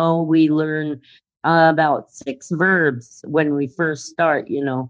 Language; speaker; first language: English; native; English